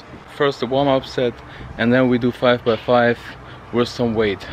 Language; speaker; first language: English; non-native, fluent; German